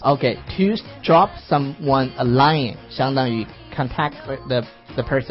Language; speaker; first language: English; non-native, fluent; Chinese